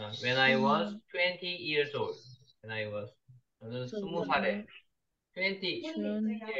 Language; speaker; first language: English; non-native, learner; Korean